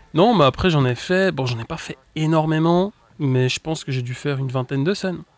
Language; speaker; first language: French; native; French